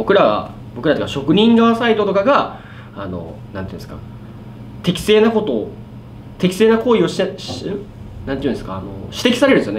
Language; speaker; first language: Japanese; native; Japanese